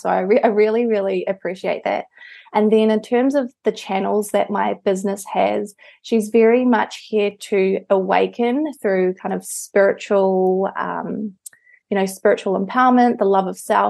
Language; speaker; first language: English; native; English